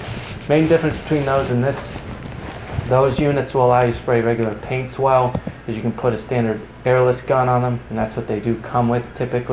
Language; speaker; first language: English; native; English